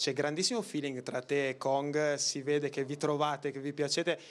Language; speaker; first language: Italian; native; Italian